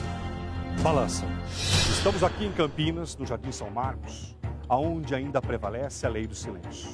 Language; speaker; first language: Portuguese; native; Portuguese